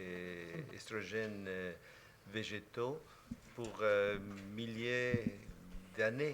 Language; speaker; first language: French; non-native, fluent; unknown